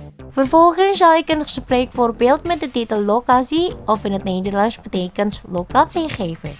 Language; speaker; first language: Dutch; non-native, fluent; Indonesian